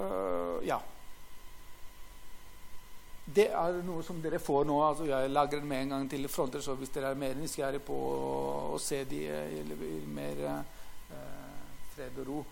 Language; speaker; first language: Norwegian; non-native, fluent; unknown